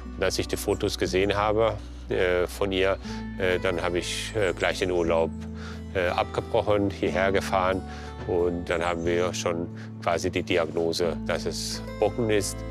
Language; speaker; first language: German; non-native, fluent; Hungarian